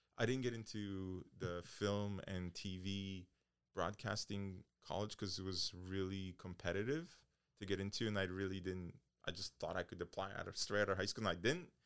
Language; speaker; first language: English; early bilingual, other home language; Polish